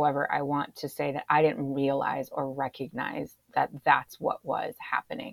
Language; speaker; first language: English; native; English